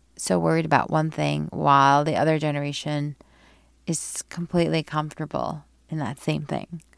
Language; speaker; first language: English; early bilingual, other home language; Korean